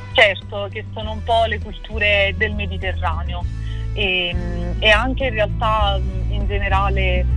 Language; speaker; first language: Italian; native; Italian